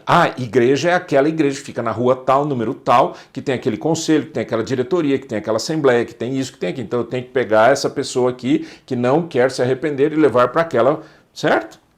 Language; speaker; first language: Portuguese; native; Portuguese